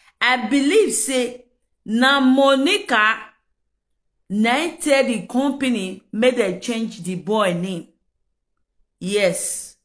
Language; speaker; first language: Nigerian Pidgin; non-native, local second language; Yoruba